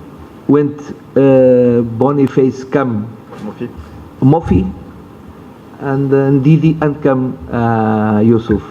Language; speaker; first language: English; non-native, learner; Portuguese